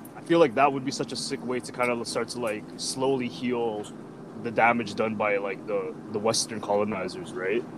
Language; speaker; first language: English; native; English